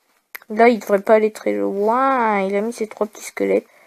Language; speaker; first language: French; native; French